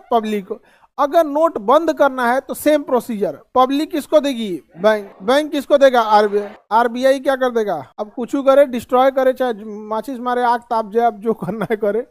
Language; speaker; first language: Hindi; native; Hindi